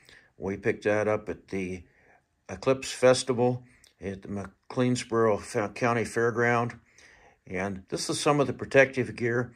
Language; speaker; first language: English; native; English